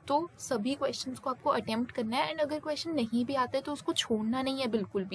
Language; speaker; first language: Hindi; native; Hindi